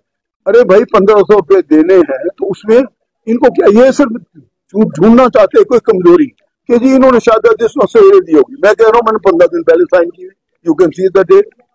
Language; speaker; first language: Hindi; native; Hindi